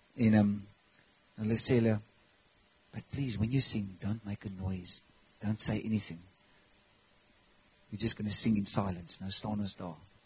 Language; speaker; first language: English; non-native, local second language; Afrikaans